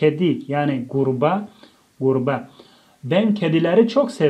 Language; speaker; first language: Turkish; non-native, fluent; Tajik